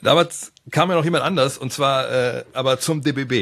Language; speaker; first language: German; native; German